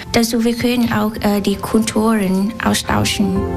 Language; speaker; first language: German; non-native, learner; Vietnamese